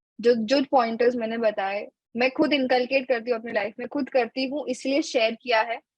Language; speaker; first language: Hindi; native; Hindi